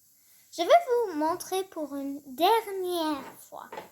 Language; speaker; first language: French; non-native, learner; English